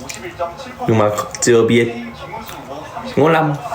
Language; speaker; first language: Vietnamese; non-native, learner; Korean